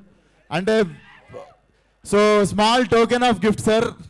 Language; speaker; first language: Telugu; native; Telugu